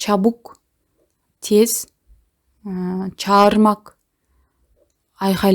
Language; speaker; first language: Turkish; non-native, fluent; Kazakh